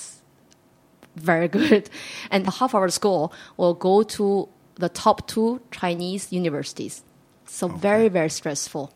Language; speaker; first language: English; non-native, fluent; Chinese